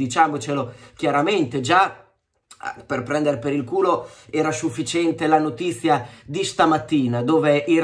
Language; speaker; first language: Italian; native; Italian